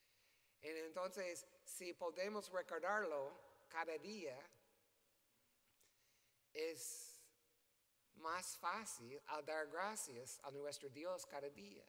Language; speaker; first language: Spanish; non-native, learner; English